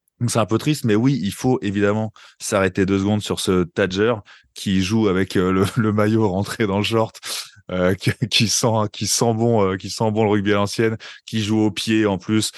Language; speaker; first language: French; native; French